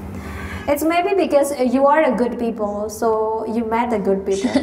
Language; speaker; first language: English; non-native, learner; Indonesian